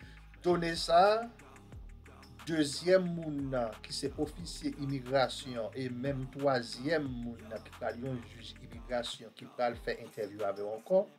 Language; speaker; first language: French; non-native, learner; Haitian Creole